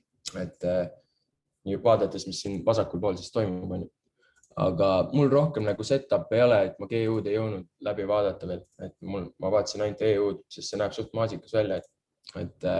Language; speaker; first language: Estonian; native; Estonian